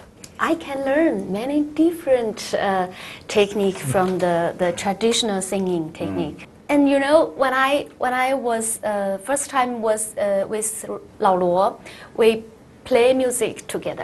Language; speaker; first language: English; non-native, learner; Chinese